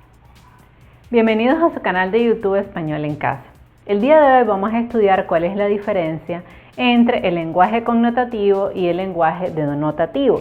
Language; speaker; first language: Spanish; native; Spanish